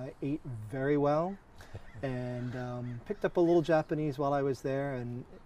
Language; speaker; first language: English; native; English